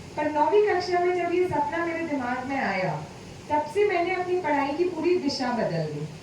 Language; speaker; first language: Hindi; non-native, local second language; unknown